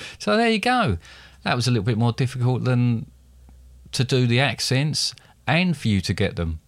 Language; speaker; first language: English; native; English